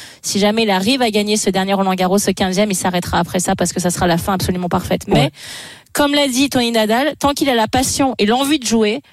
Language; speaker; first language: French; native; French